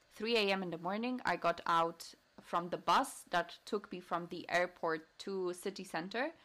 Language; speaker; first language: English; non-native, fluent; Polish